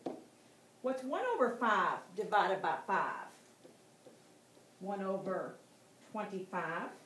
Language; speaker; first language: English; native; English